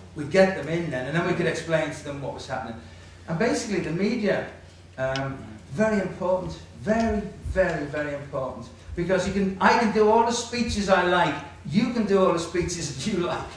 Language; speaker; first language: English; native; English